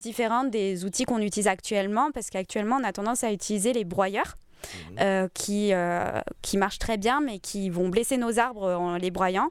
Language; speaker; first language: French; native; French